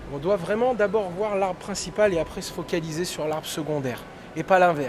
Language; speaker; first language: French; native; French